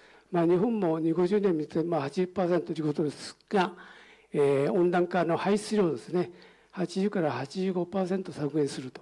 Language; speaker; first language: Japanese; native; Japanese